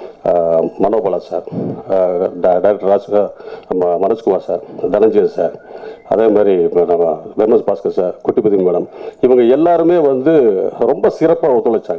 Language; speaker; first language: Tamil; native; Tamil